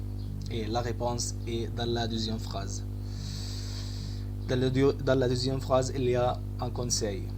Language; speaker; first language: French; non-native, fluent; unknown